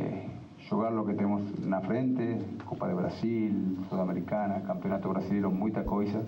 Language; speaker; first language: Spanish; non-native, fluent; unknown